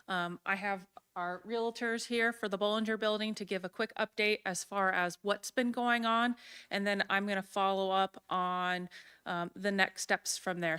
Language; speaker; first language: English; native; English